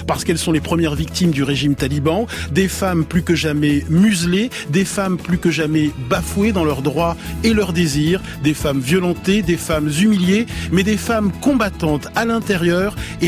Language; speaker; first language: French; native; French